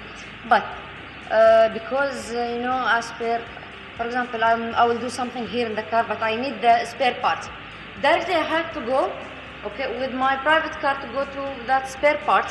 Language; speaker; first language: English; non-native, learner; Arabic